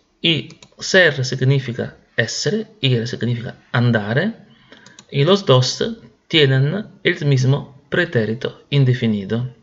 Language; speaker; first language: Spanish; non-native, fluent; Italian